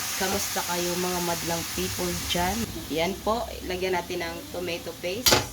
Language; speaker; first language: Filipino; non-native, local second language; Hiligaynon